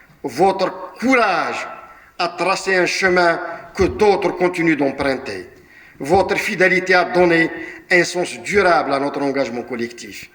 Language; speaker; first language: French; non-native, local second language; Kabyle